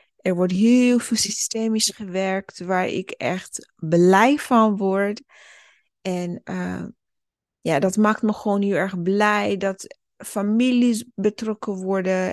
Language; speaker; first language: Dutch; early bilingual, other home language; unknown